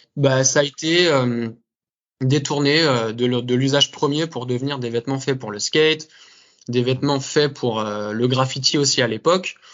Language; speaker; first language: French; native; French